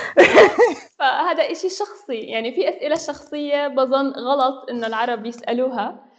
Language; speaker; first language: Arabic; native; Arabic